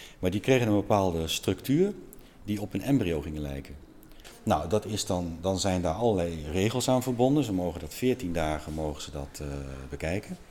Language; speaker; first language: Dutch; native; Dutch